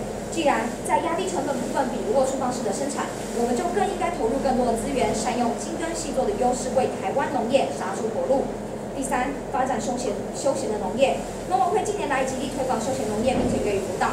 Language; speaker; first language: Chinese; native; Chinese